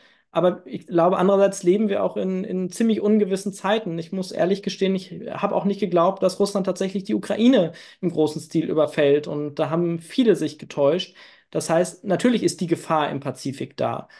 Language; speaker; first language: German; native; German